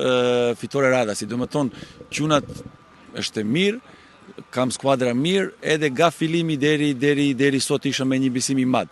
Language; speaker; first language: Albanian; non-native, learner; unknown